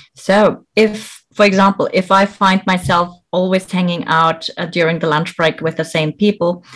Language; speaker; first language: English; non-native, fluent; German